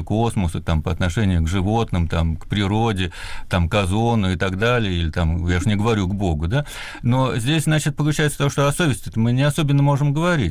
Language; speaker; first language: Russian; native; Russian